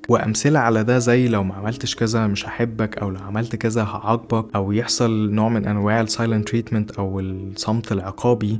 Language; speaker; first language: Arabic; native; Arabic